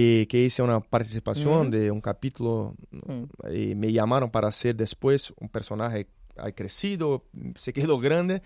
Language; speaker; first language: Spanish; non-native, learner; Portuguese